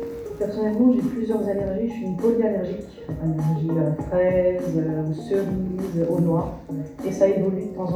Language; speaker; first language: French; native; French